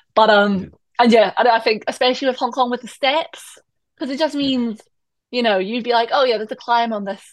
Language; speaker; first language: English; native; English